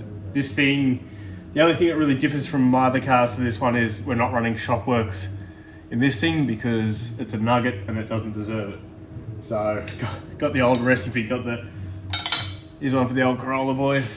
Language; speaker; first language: English; native; English